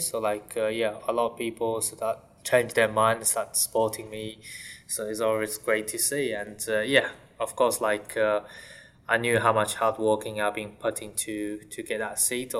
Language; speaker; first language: English; non-native, fluent; Chinese